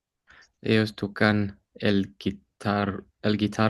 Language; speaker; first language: Spanish; non-native, learner; English